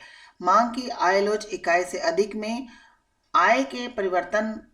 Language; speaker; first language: Hindi; native; Hindi